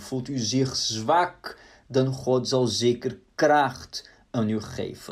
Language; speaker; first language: Dutch; non-native, fluent; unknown